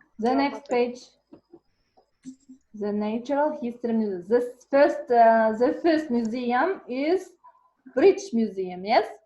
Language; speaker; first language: English; non-native, learner; Kazakh